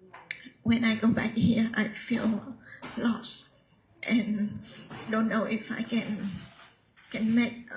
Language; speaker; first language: English; non-native, learner; Vietnamese